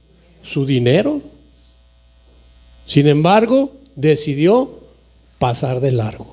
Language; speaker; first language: Spanish; native; Spanish